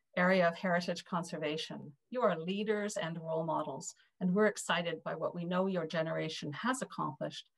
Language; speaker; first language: English; native; English